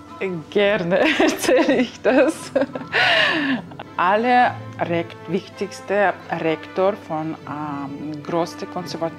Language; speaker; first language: German; non-native, learner; Kazakh